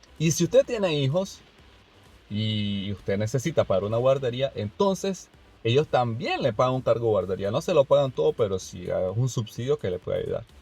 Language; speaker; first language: Spanish; native; Spanish